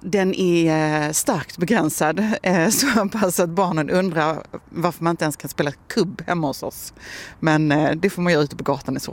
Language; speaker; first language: Swedish; native; Swedish